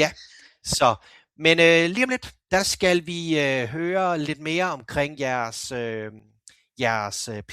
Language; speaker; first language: Danish; native; Danish